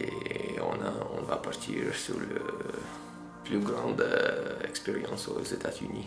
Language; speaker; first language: French; non-native, fluent; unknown